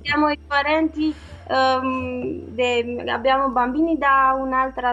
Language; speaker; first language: Italian; non-native, fluent; Romanian